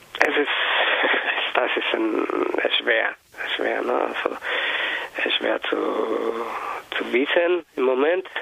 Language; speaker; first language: German; non-native, learner; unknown